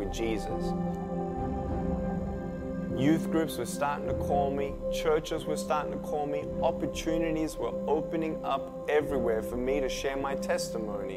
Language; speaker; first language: English; native; English